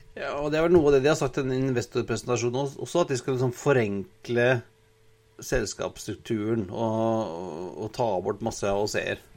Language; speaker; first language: Norwegian; native; Norwegian